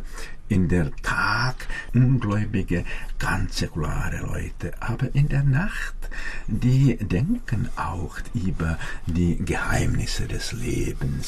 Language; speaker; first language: German; non-native, fluent; Czech